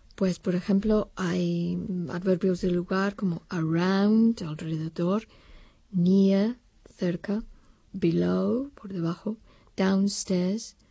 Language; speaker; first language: Spanish; non-native, fluent; English